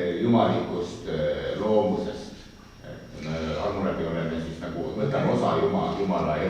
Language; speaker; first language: Estonian; non-native, learner; English